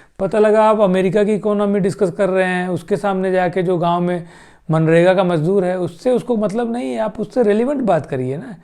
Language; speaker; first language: Hindi; native; Hindi